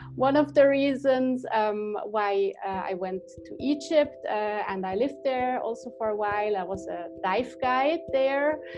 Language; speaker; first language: English; non-native, fluent; German